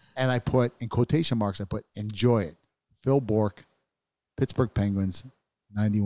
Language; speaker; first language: English; native; English